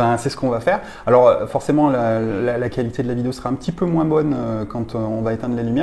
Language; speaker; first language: French; native; French